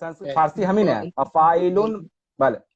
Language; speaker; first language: Persian; non-native, fluent; Hindi